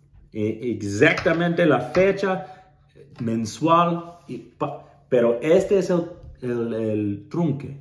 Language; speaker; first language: Spanish; non-native, learner; English